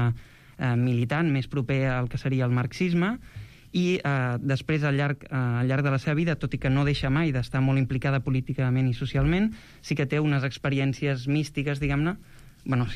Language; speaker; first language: Catalan; native; Catalan